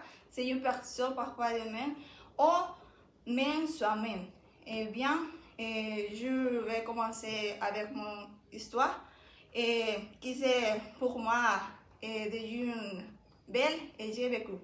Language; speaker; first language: French; non-native, learner; Spanish